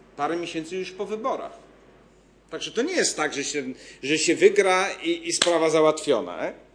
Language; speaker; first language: Polish; native; Polish